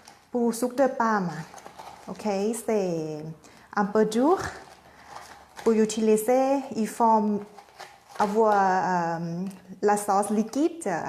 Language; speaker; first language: French; non-native, fluent; Thai